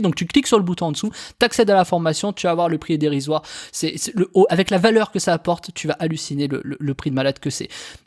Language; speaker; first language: French; native; French